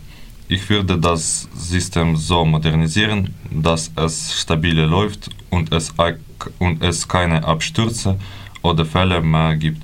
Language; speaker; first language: German; non-native, fluent; Ukrainian